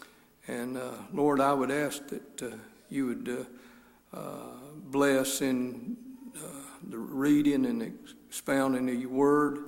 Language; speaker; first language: English; native; English